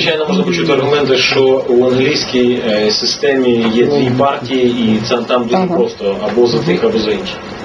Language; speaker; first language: Ukrainian; native; Ukrainian